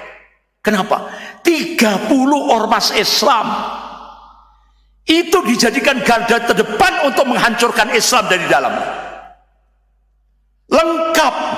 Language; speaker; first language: Indonesian; non-native, local second language; Javanese